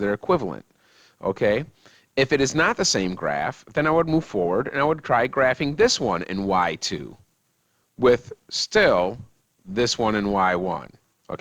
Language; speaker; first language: English; native; English